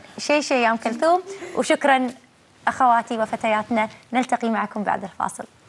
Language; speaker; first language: Arabic; native; Arabic